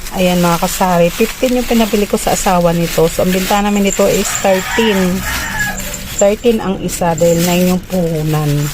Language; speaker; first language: Filipino; non-native, local second language; Cebuano